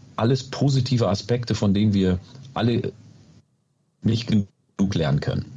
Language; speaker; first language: German; early bilingual, other home language; Oromo